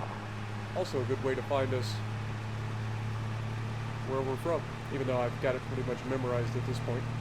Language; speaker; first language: English; native; English